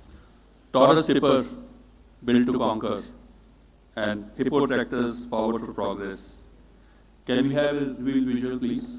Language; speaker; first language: English; non-native, local second language; Hindi